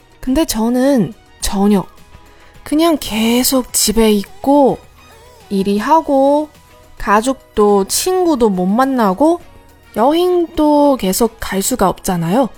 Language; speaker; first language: Korean; non-native, learner; Chinese